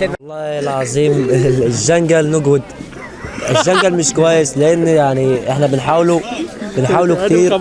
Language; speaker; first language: Arabic; native; Arabic